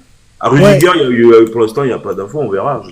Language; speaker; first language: French; native; French